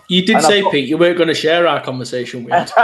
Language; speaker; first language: English; native; English